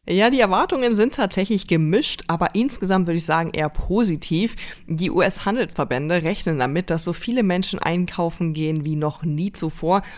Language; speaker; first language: German; native; German